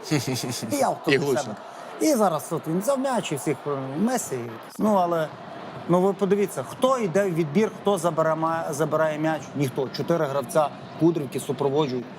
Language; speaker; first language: Ukrainian; native; Ukrainian